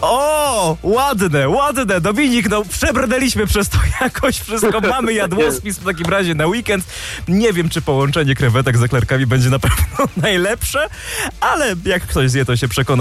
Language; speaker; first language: Polish; native; Polish